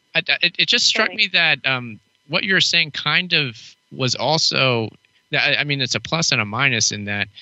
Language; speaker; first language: English; native; English